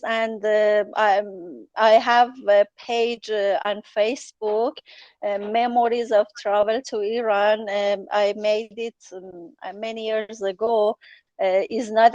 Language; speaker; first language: English; non-native, learner; Persian